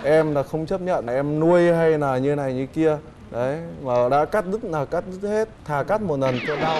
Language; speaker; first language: Vietnamese; native; Vietnamese